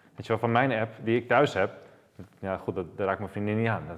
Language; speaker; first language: Dutch; native; Dutch